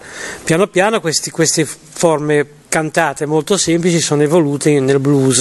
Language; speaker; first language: Italian; native; Italian